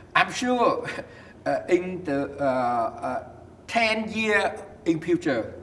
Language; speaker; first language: English; non-native, learner; Vietnamese